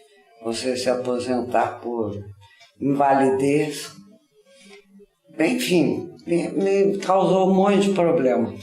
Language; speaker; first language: Portuguese; native; Portuguese